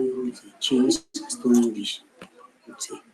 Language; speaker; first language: English; non-native, learner; Spanish